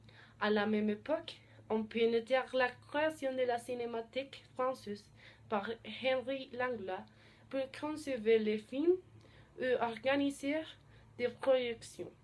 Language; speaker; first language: French; non-native, learner; Spanish